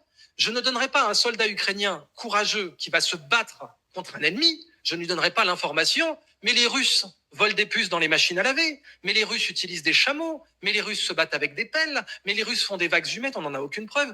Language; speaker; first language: French; native; French